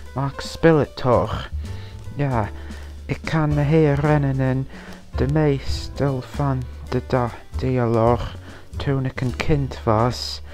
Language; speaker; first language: Dutch; non-native, learner; English